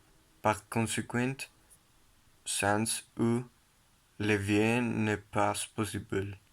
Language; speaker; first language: French; non-native, learner; Spanish